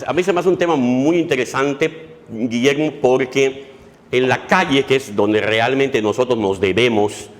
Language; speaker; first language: Spanish; native; Spanish